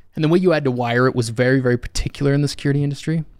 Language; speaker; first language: English; native; English